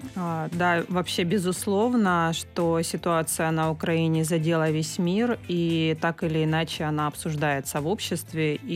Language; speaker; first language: Russian; native; Russian